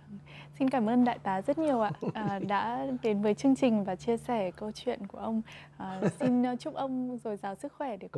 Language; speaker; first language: Vietnamese; native; Vietnamese